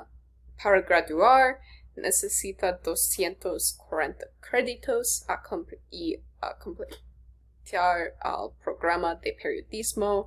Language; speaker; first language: Spanish; non-native, learner; English